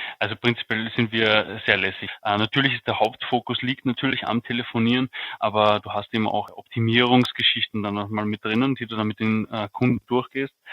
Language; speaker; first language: German; native; German